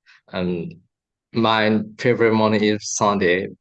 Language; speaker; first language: English; non-native, learner; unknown